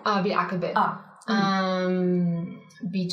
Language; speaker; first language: Arabic; non-native, learner; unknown